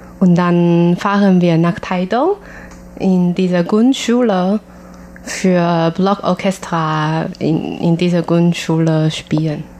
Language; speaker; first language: German; non-native, learner; Chinese